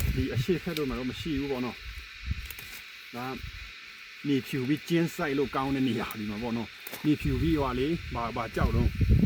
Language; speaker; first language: Burmese; non-native, local second language; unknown